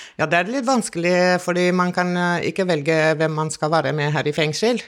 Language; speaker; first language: Norwegian; non-native, fluent; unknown